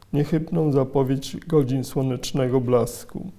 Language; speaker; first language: Polish; native; Polish